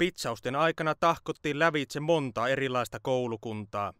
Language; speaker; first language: Finnish; native; Finnish